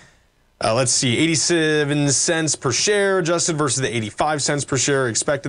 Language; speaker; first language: English; native; English